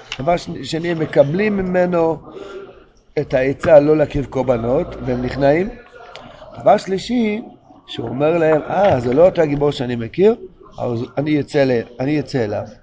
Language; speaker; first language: Hebrew; non-native, local second language; Yiddish